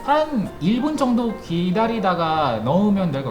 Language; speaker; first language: Korean; non-native, fluent; Malay